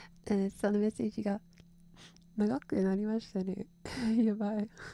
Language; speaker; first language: Japanese; non-native, learner; English